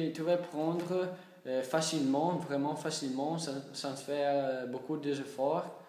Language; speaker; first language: French; non-native, learner; Italian